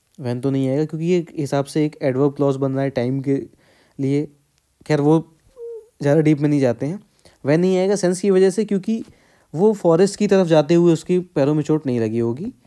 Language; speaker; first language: Hindi; native; Hindi